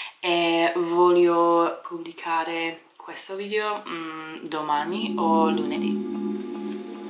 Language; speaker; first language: Italian; non-native, learner; English